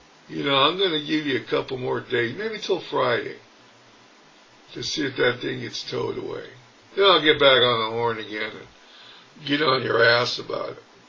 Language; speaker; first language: English; native; English